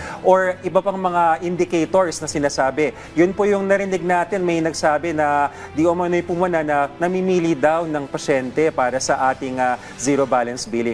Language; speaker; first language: Filipino; native; Filipino